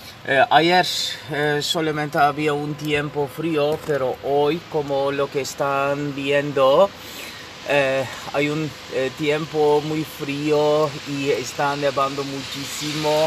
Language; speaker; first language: Spanish; non-native, fluent; Turkish